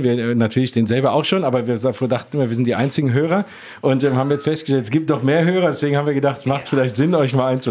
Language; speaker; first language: German; native; German